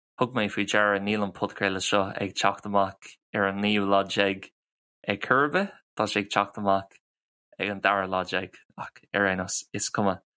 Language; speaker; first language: Irish; non-native, local second language; English